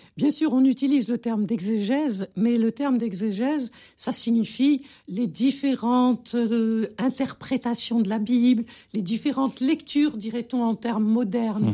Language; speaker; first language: French; native; French